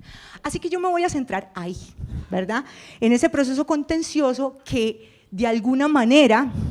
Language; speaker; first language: Spanish; native; Spanish